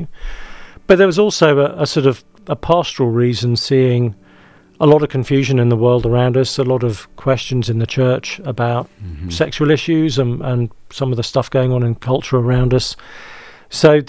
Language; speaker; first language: English; native; English